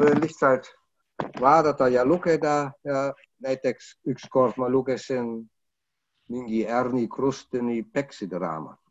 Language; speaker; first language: Estonian; non-native, fluent; German